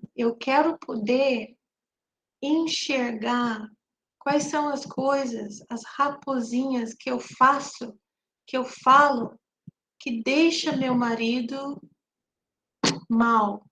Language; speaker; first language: Portuguese; non-native, fluent; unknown